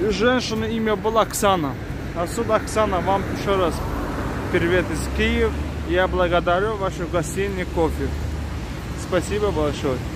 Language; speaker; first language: Russian; non-native, learner; Azerbaijani